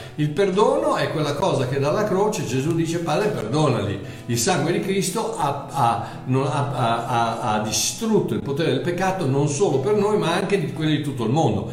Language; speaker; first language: Italian; non-native, fluent; English